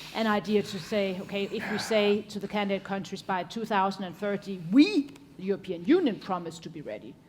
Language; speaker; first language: English; non-native, fluent; Danish